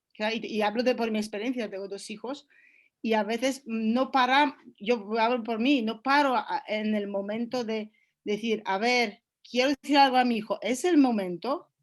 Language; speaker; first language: Spanish; non-native, fluent; Polish